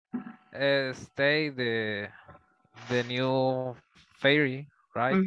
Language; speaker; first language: English; non-native, learner; Spanish